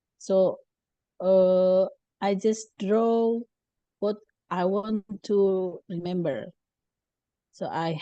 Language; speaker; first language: English; non-native, learner; Indonesian